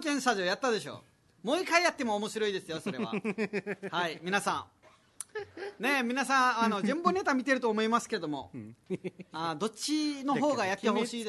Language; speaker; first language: Japanese; non-native, fluent; Nepali